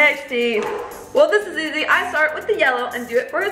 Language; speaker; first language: English; native; English